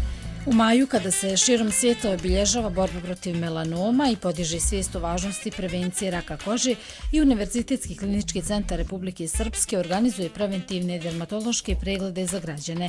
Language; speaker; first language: Croatian; native; Croatian